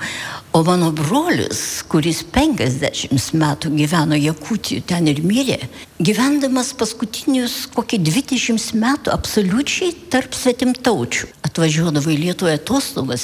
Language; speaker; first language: Lithuanian; early bilingual, heritage; Lithuanian